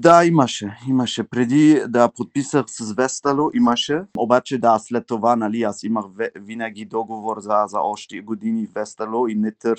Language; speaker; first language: Bulgarian; early bilingual, heritage; Bulgarian